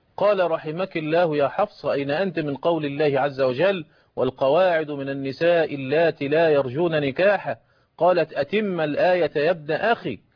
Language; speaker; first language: Arabic; native; Arabic